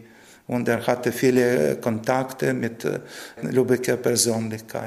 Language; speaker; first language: German; non-native, fluent; Russian